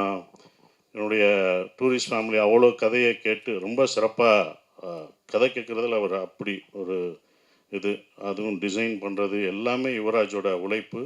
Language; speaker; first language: Tamil; native; Tamil